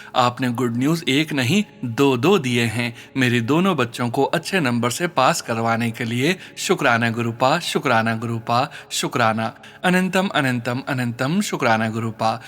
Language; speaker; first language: Hindi; native; Hindi